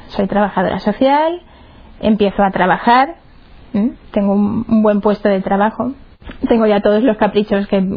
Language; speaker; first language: Spanish; native; Spanish